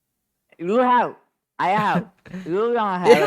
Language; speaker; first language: English; non-native, learner; Malayalam